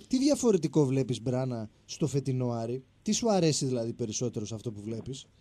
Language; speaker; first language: Greek; native; Greek